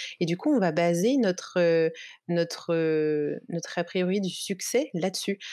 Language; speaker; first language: French; native; French